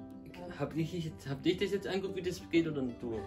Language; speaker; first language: German; native; German